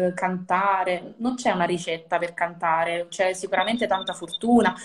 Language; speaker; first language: Italian; native; Italian